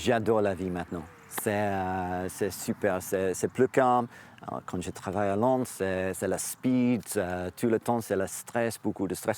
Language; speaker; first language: French; non-native, learner; English